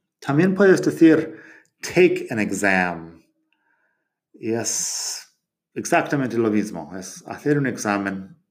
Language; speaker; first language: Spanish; non-native, fluent; English